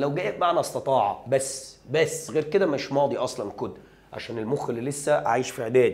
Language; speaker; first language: Arabic; native; Arabic